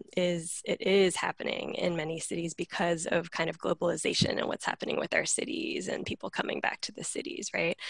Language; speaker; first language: English; native; English